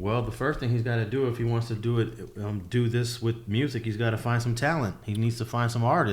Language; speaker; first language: English; native; English